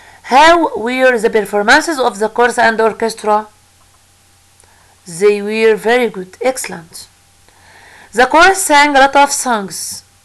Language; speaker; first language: English; non-native, fluent; Arabic